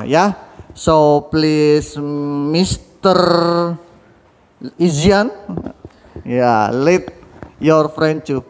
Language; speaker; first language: English; non-native, fluent; Indonesian